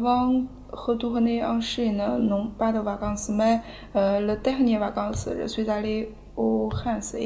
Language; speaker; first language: French; non-native, learner; Chinese